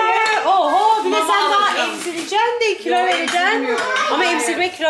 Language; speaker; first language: Turkish; native; Turkish